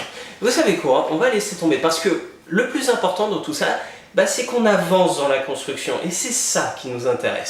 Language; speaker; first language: French; native; French